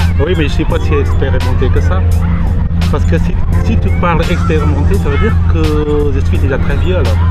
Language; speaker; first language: French; non-native, fluent; Balinese